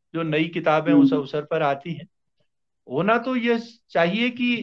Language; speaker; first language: Hindi; native; Hindi